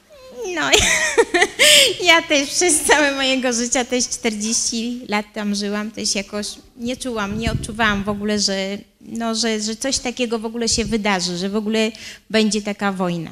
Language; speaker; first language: Polish; early bilingual, heritage; Arabic